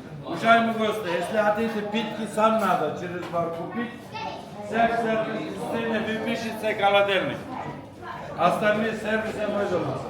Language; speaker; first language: Russian; non-native, learner; Turkish